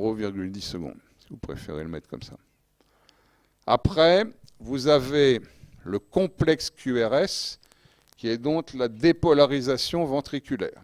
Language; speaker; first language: French; native; French